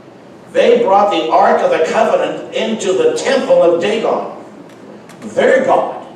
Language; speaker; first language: English; native; English